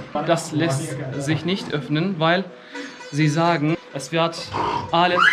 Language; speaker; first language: German; non-native, fluent; Kurdish